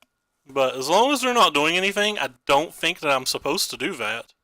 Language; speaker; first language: English; native; English